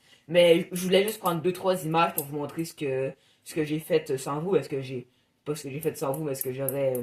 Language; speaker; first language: French; native; French